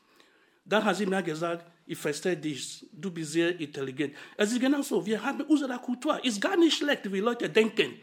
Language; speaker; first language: German; non-native, fluent; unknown